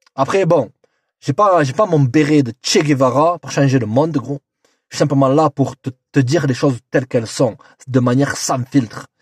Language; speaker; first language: French; native; French